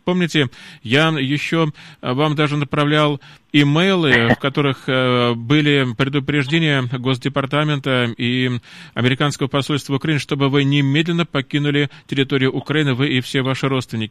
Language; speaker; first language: Russian; non-native, fluent; English